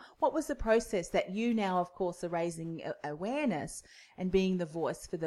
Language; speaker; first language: English; native; English